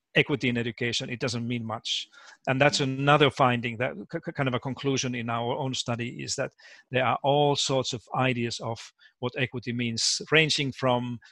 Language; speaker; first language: English; non-native, fluent; Finnish